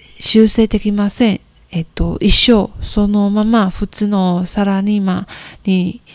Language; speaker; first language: Japanese; non-native, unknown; Chinese